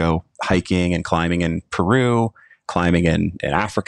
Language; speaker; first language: English; native; English